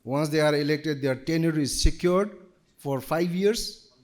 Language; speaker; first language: English; non-native, local second language; Nepali